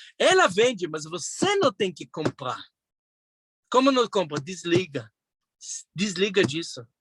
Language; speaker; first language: Portuguese; non-native, fluent; Hebrew